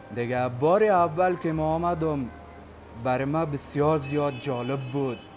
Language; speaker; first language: Persian; non-native, fluent; Arabic